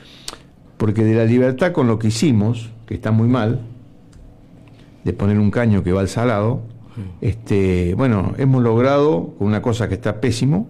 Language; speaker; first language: Spanish; native; Spanish